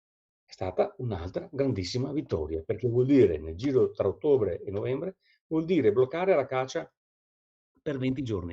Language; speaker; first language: Italian; native; Italian